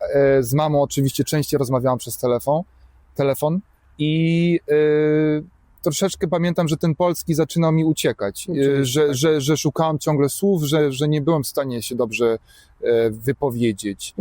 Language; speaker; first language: Polish; early bilingual, heritage; German